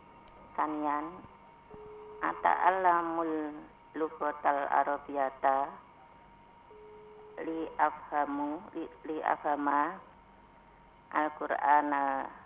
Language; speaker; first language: Arabic; non-native, learner; Indonesian